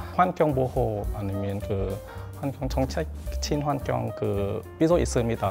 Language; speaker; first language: Korean; non-native, learner; Vietnamese